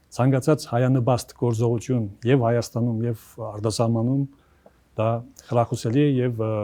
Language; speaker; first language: Armenian; early bilingual, heritage; Armenian